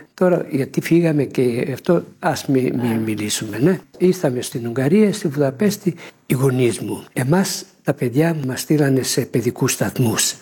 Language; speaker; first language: Greek; early bilingual, heritage; Greek